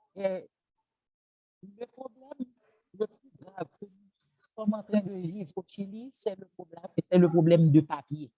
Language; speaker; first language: French; non-native, local second language; Haitian Creole